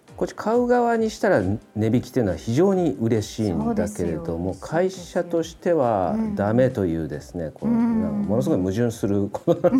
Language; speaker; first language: Japanese; native; Japanese